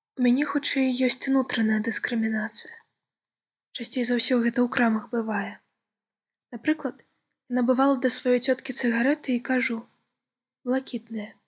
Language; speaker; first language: Belarusian; non-native, local second language; Russian